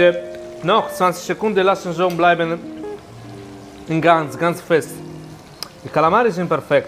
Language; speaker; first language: German; non-native, learner; Italian